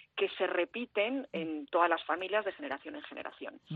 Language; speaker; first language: Spanish; early bilingual, heritage; French